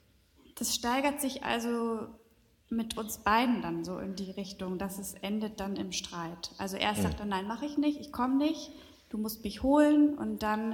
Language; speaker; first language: German; native; German